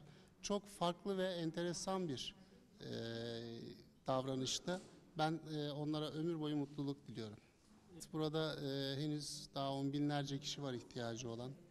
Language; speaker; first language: Turkish; native; Turkish